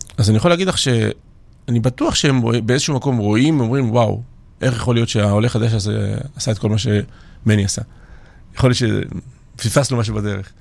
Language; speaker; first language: Hebrew; early bilingual, other home language; Georgian